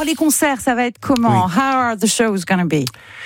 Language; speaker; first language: French; native; French